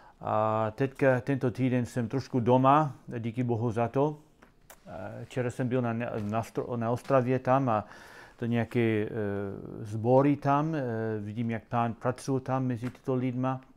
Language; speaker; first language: Czech; non-native, learner; English